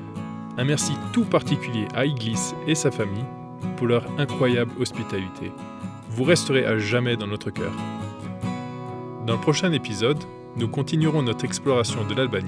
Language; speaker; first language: French; native; French